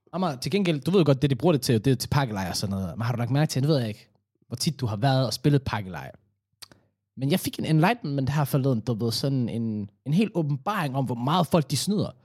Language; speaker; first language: Danish; early bilingual, other home language; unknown